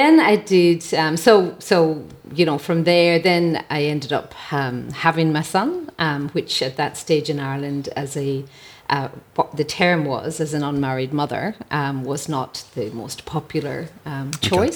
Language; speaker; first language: English; native; English